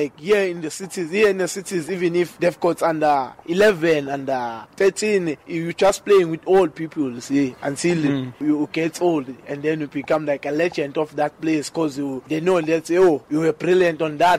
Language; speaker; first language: English; non-native, local second language; Zulu